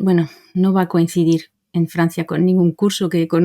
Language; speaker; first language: Spanish; non-native, fluent; French